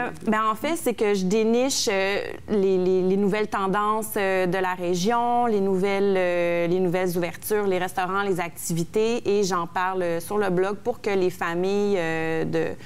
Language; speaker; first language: French; native; French